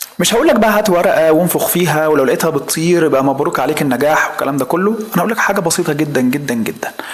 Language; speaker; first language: Egyptian Arabic; native; Egyptian Arabic